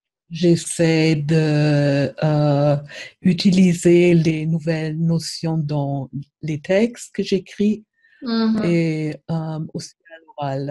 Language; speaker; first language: French; non-native, fluent; German